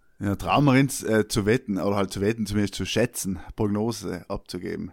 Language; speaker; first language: German; native; German